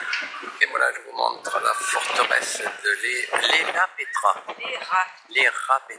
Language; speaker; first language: French; native; French